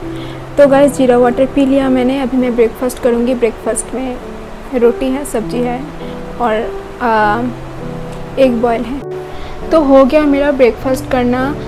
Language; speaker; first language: Hindi; non-native, local second language; Bangla